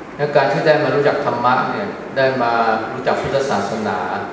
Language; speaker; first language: Thai; native; Thai